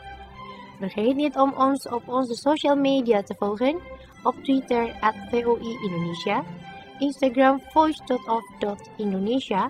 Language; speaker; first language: Dutch; non-native, fluent; Indonesian